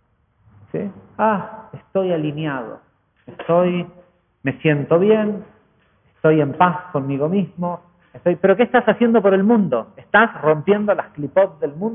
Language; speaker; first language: Spanish; native; Spanish